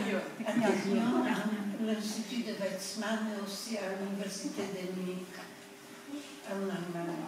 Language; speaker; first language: French; non-native, fluent; Polish